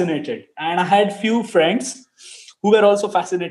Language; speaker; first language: English; non-native, local second language; Marathi